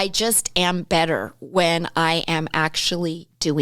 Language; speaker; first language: English; native; English